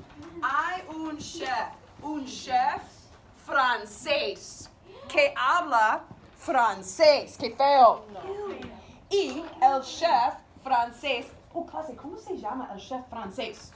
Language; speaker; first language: Spanish; non-native, learner; English